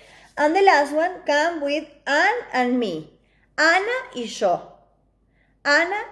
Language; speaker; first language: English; non-native, fluent; Spanish